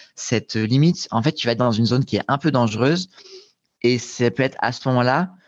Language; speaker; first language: French; native; French